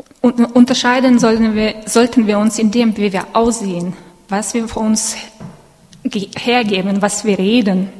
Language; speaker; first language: German; non-native, fluent; Russian